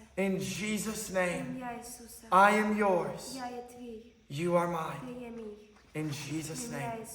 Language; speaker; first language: English; native; English